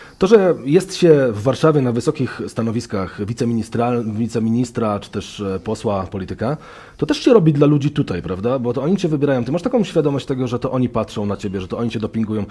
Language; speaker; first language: Polish; native; Polish